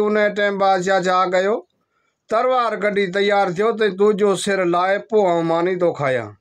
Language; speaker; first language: Sindhi; non-native, local second language; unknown